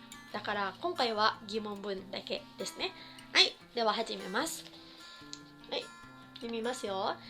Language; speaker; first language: Japanese; non-native, fluent; Filipino